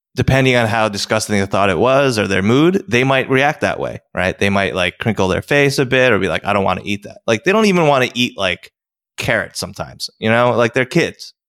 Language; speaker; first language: English; native; English